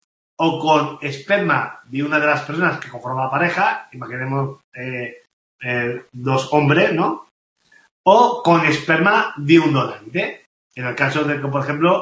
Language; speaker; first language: Spanish; native; Spanish